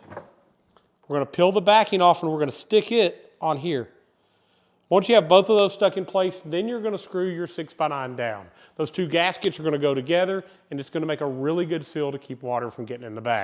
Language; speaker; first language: English; native; English